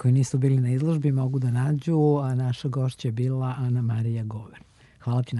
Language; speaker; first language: Serbian; native; Serbian